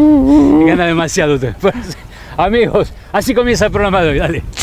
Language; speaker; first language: Spanish; native; Spanish